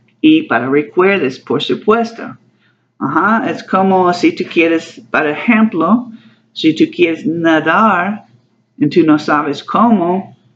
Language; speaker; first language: Spanish; non-native, learner; English